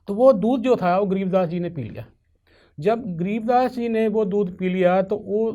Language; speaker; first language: Hindi; non-native, local second language; Punjabi